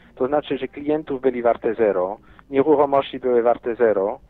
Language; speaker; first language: Polish; non-native, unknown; French